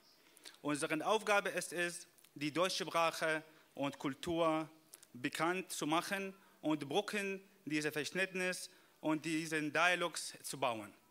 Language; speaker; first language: German; non-native, fluent; Arabic